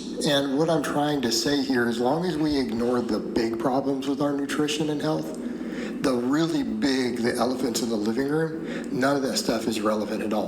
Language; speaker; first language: English; native; English